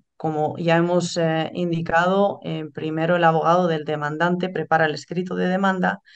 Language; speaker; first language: Spanish; non-native, fluent; Dutch